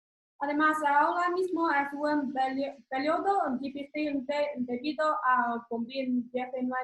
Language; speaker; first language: Spanish; non-native, learner; Chinese